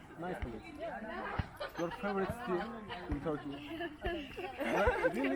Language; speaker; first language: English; non-native, learner; Turkish